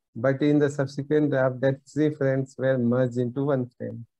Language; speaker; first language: English; non-native, local second language; Bhojpuri